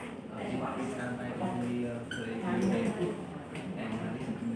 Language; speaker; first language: English; non-native, learner; Vietnamese